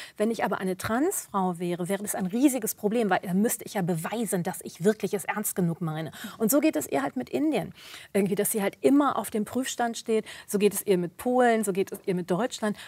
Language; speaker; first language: German; early bilingual, other home language; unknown